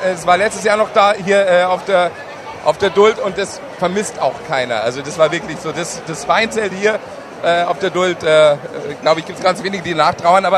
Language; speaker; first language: German; native; German